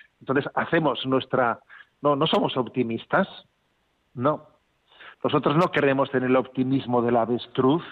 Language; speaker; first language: Spanish; native; Spanish